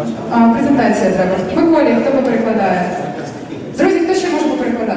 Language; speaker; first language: Ukrainian; native; Ukrainian